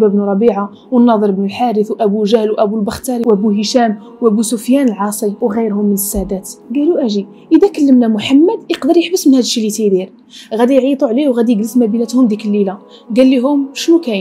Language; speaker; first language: Arabic; native; Arabic